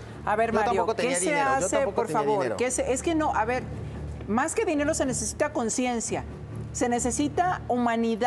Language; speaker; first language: Spanish; native; Spanish